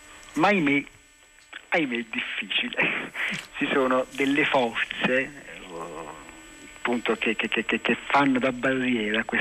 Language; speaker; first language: Italian; native; Italian